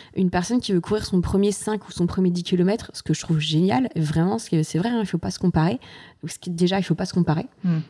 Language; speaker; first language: French; native; French